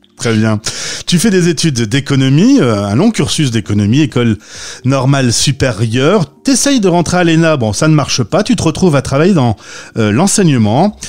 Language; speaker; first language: French; native; French